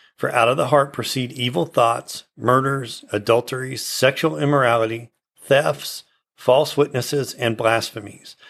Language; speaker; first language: English; native; English